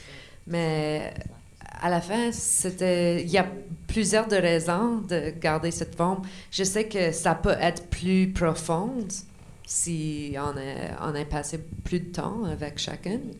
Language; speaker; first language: French; non-native, local second language; English